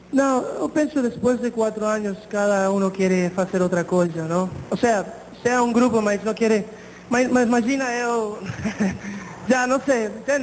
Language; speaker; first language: Portuguese; non-native, learner; Spanish